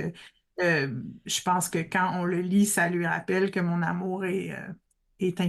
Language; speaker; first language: French; native; French